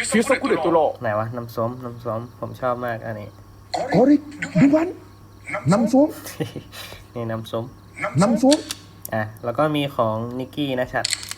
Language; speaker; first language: Thai; native; Thai